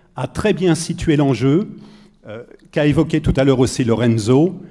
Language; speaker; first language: French; native; French